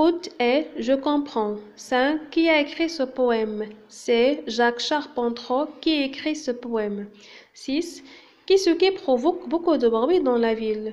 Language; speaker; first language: French; non-native, local second language; Arabic